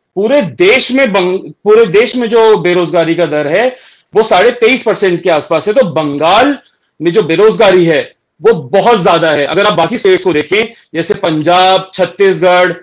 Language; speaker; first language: Hindi; native; Hindi